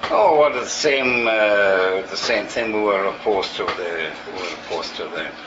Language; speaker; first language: English; native; English